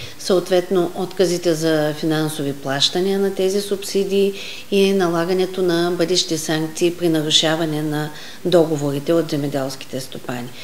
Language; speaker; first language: Bulgarian; native; Bulgarian